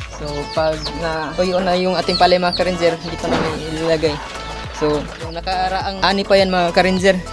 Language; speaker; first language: Filipino; non-native, local second language; Cebuano